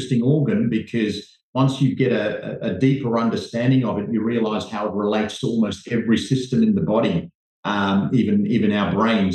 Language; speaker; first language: English; native; English